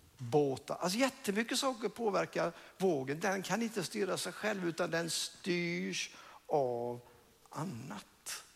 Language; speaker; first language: Swedish; non-native, fluent; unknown